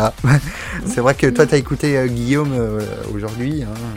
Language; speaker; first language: French; native; French